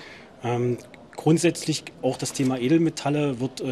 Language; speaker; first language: German; native; German